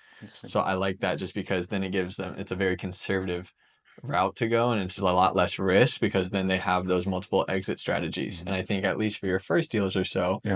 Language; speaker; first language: English; native; English